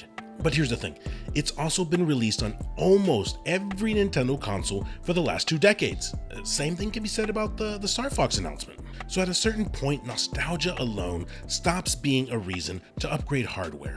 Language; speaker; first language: English; native; English